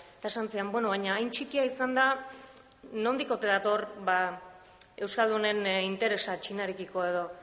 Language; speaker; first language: Basque; non-native, local second language; Spanish